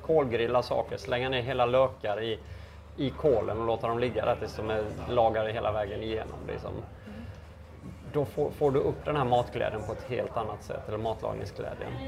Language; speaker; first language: Swedish; native; Swedish